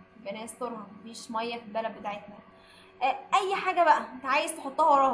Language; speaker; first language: Arabic; native; Arabic